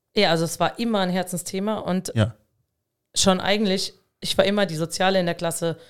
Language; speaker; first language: German; native; German